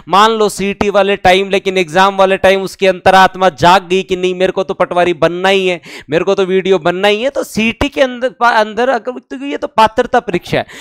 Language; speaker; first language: Hindi; native; Hindi